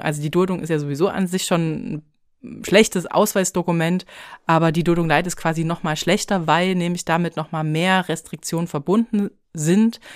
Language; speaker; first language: German; native; German